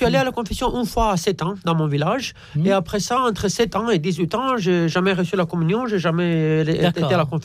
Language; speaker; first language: French; non-native, fluent; Romanian